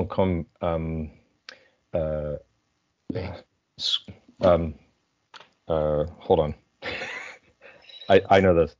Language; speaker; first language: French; non-native, learner; English